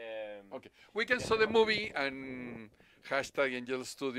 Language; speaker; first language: English; non-native, learner; Spanish